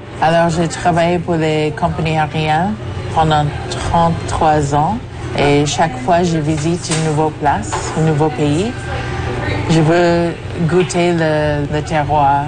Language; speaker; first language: French; non-native, fluent; English